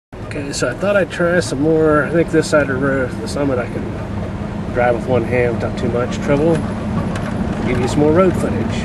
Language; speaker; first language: English; native; English